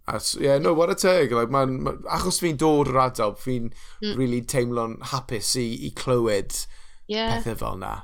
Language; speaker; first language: Welsh; non-native, local second language; English